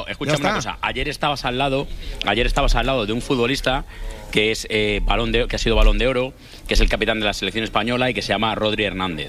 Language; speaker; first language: Spanish; native; Spanish